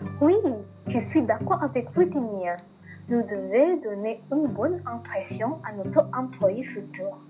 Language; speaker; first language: French; non-native, learner; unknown